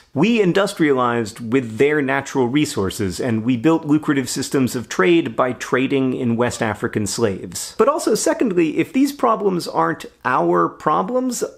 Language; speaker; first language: English; native; English